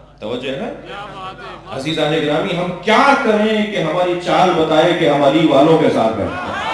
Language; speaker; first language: Urdu; native; Urdu